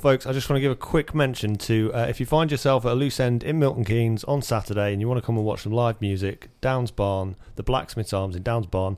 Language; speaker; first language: English; native; English